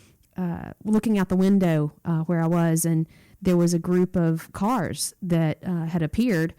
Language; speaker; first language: English; native; English